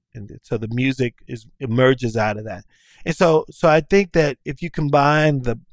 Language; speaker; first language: English; native; English